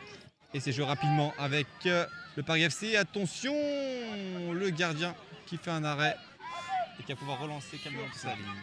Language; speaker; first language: French; native; French